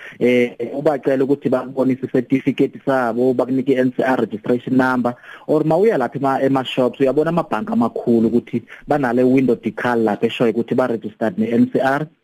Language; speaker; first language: Zulu; non-native, local second language; Xhosa